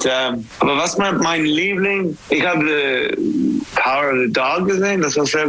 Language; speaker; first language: German; non-native, learner; English